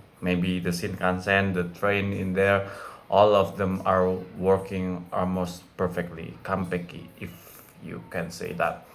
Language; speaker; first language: English; non-native, fluent; Indonesian